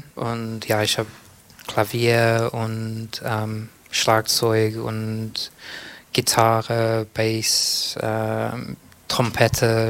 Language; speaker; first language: German; non-native, fluent; English